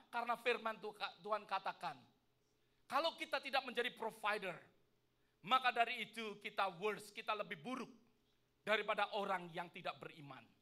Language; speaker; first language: Indonesian; native; Indonesian